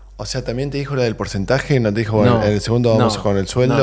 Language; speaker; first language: Spanish; native; Spanish